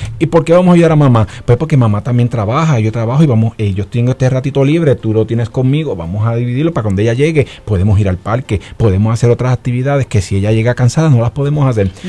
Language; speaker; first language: Spanish; native; Spanish